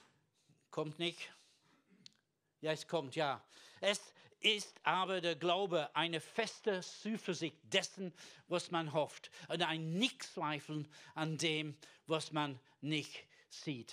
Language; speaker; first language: German; non-native, fluent; English